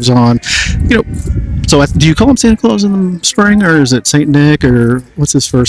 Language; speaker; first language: English; native; English